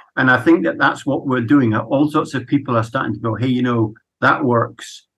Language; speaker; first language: English; native; English